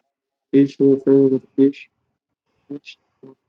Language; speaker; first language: German; non-native, learner; Urdu